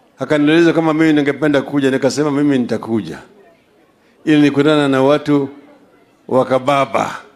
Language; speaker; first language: Swahili; non-native, local second language; Luo (Kenya and Tanzania)